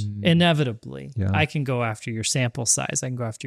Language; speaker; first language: English; native; English